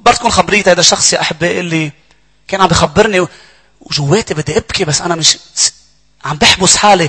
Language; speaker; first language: Arabic; native; Arabic